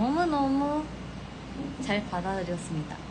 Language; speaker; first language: Korean; non-native, fluent; Japanese